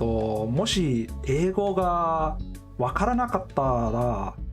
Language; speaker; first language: Japanese; non-native, learner; English